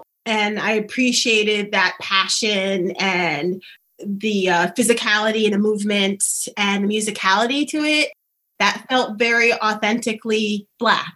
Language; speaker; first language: English; native; English